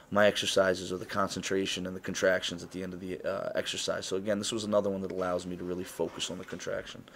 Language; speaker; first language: English; native; English